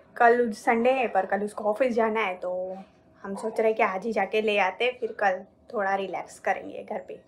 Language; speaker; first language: Hindi; non-native, local second language; Gujarati